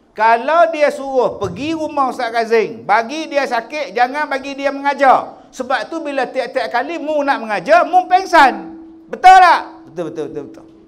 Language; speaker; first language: Malay; native; Malay